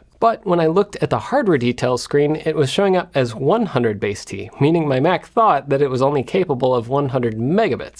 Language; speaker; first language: English; native; English